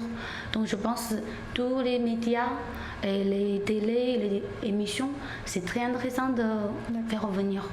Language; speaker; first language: French; non-native, learner; Chinese